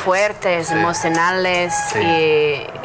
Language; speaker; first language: Spanish; non-native, learner; English